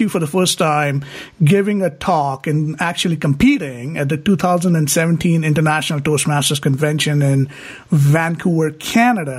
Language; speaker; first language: English; non-native, local second language; Hindi